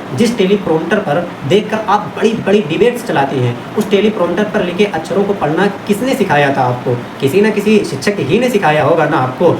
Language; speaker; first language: Hindi; native; Hindi